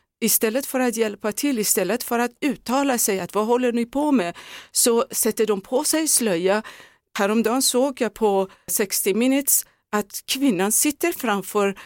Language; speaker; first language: Swedish; non-native, fluent; Persian